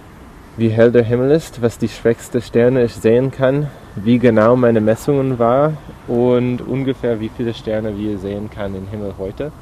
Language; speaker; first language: German; non-native, learner; English